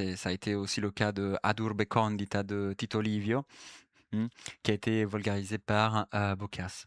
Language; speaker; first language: French; native; French